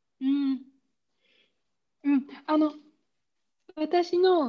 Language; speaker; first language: Japanese; non-native, learner; German